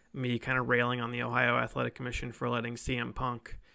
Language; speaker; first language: English; native; English